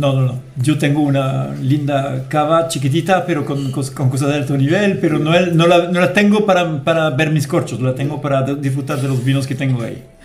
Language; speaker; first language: Spanish; non-native, fluent; French